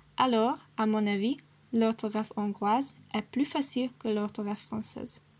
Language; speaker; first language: French; non-native, learner; Hungarian